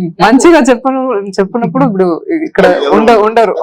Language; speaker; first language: Telugu; non-native, learner; Tamil